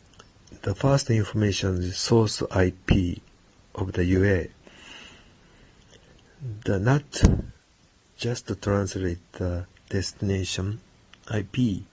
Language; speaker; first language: English; non-native, learner; Japanese